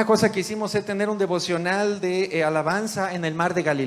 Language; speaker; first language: Spanish; native; Spanish